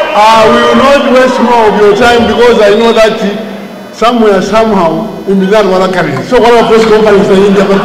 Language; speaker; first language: English; non-native, local second language; Bemba